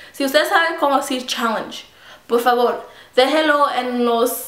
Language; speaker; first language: Spanish; early bilingual, heritage; Spanish